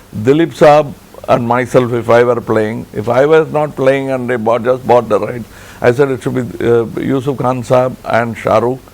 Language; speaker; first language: English; non-native, local second language; Tamil